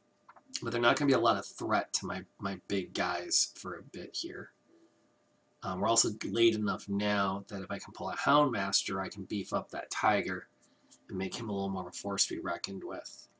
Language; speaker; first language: English; native; English